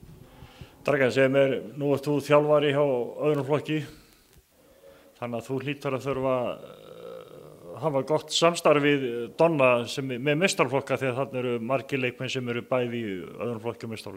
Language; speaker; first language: Icelandic; native; Icelandic